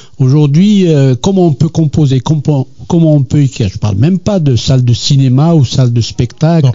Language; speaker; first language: French; non-native, local second language; Kabyle